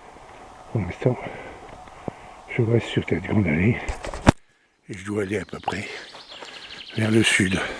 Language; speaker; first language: French; native; French